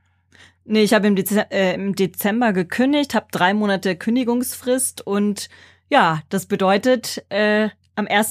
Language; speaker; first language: German; native; German